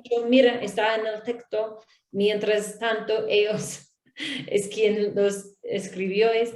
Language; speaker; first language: Spanish; non-native, learner; English